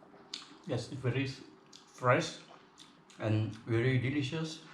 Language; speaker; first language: English; non-native, local second language; Khmer